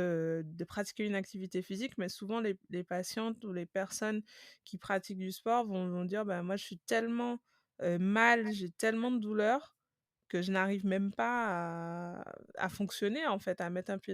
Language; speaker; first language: French; native; French